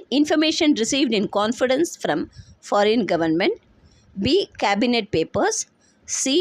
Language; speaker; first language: English; non-native, local second language; Tamil